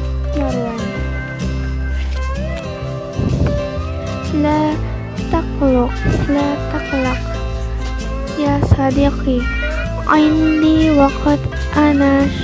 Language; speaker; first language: Arabic; non-native, learner; Indonesian